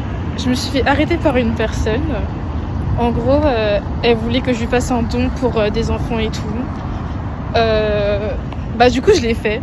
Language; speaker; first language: French; native; French